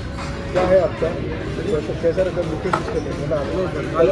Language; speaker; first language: Russian; non-native, learner; Marathi